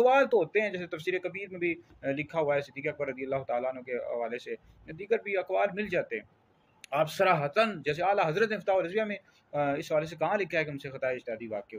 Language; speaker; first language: Urdu; native; Urdu